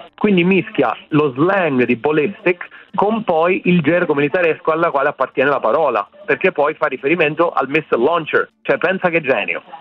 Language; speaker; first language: Italian; native; Italian